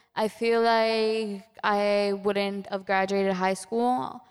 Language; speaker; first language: English; early bilingual, other home language; Spanish